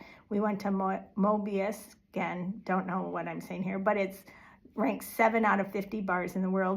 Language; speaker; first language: English; native; English